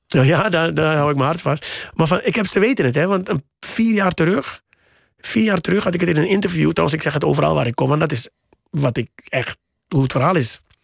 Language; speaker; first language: Dutch; native; Dutch